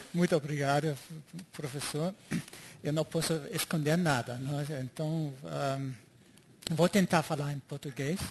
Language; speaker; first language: Portuguese; non-native, fluent; German